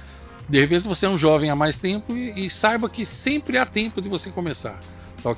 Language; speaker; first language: Portuguese; native; Portuguese